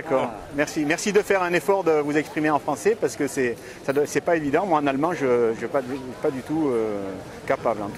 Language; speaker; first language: French; native; French